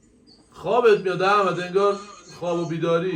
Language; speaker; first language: Persian; non-native, local second language; Azerbaijani